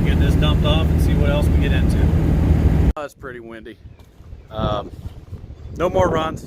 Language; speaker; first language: English; native; English